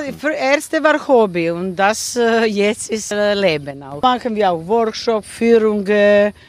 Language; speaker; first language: German; non-native, learner; Croatian